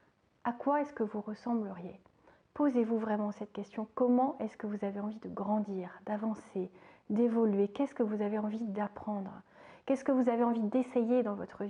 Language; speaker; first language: French; native; French